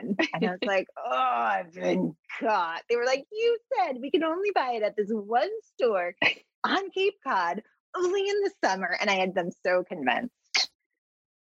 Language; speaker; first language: English; native; English